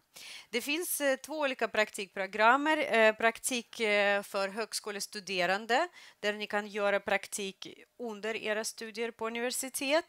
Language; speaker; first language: Swedish; non-native, fluent; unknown